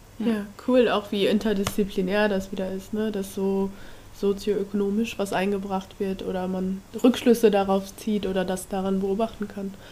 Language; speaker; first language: German; native; German